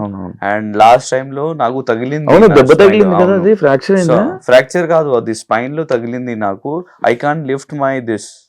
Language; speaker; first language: Telugu; non-native, learner; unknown